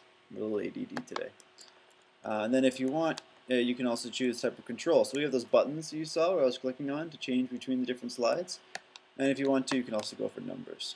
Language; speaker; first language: English; native; English